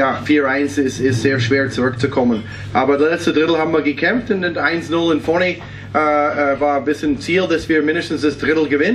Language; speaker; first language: German; non-native, fluent; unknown